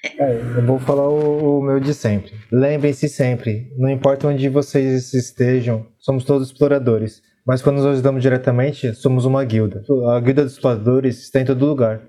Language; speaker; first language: Portuguese; native; Portuguese